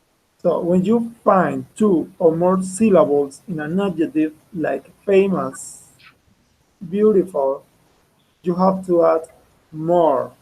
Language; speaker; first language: English; non-native, fluent; Spanish